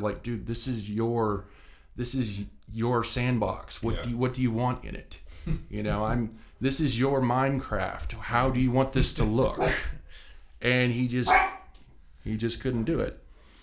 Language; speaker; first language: English; native; English